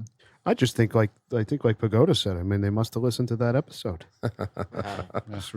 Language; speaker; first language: English; native; English